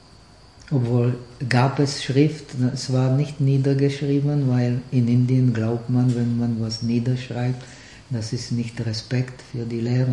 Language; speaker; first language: German; non-native, fluent; Czech